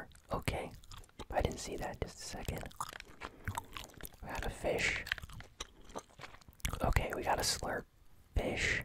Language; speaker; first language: English; native; English